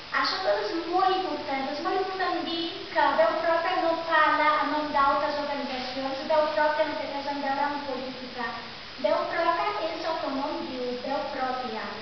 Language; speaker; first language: Catalan; non-native, fluent; Portuguese